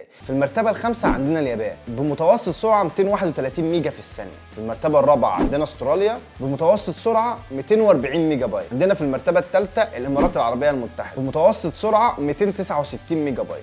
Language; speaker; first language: Arabic; native; Arabic